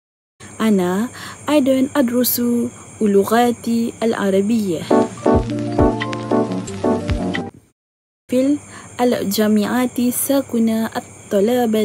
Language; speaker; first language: Arabic; non-native, learner; Malay